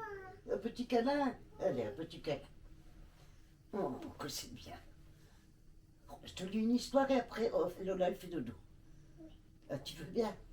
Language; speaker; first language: French; native; French